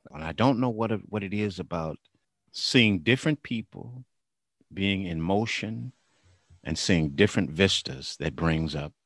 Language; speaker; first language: English; native; English